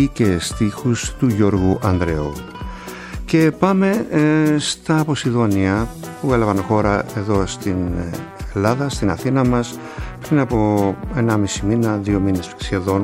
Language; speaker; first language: Greek; native; Greek